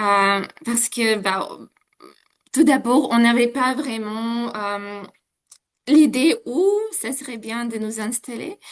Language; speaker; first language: French; non-native, fluent; Ukrainian